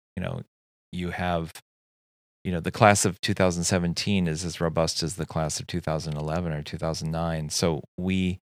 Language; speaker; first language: English; native; English